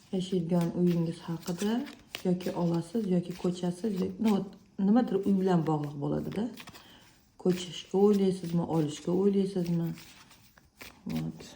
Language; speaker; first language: Uzbek; non-native, fluent; Russian